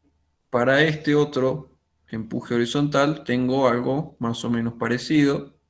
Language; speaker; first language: Spanish; native; Spanish